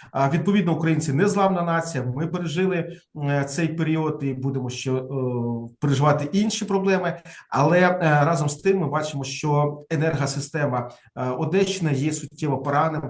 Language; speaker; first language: Ukrainian; native; Ukrainian